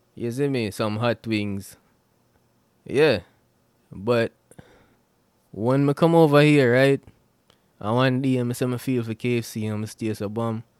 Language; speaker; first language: English; non-native, local second language; Jamaican Creole English